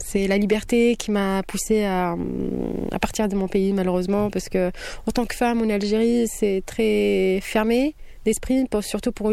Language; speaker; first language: French; non-native, local second language; Kabyle